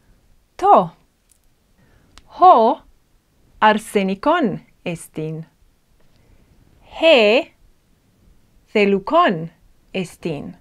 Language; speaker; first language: Greek; non-native, fluent; English